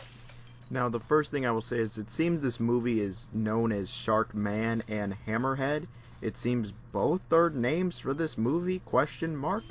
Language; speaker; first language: English; native; English